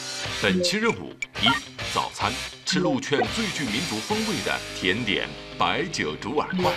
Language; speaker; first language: Chinese; native; Chinese